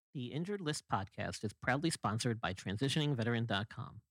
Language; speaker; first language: English; native; English